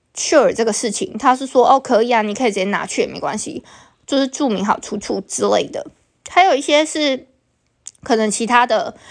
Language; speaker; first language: Chinese; non-native, local second language; Min Nan Chinese